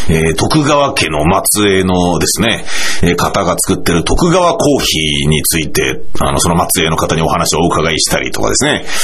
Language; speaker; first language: Japanese; native; Japanese